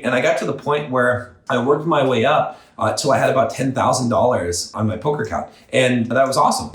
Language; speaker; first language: English; native; English